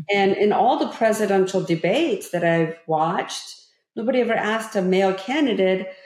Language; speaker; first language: English; early bilingual, other home language; Korean